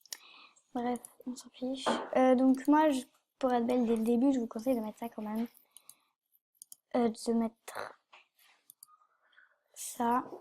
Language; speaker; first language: French; native; French